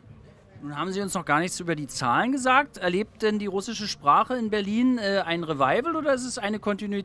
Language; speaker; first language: German; native; German